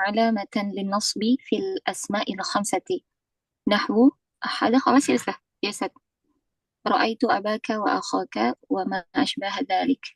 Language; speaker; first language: Arabic; non-native, fluent; Indonesian